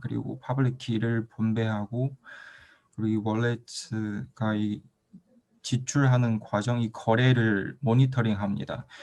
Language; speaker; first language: Korean; non-native, fluent; Chinese